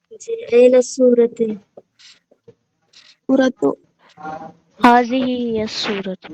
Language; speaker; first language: Arabic; non-native, learner; Urdu